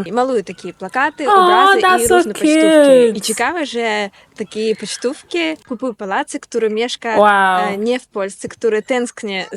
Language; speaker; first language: Polish; non-native, learner; Russian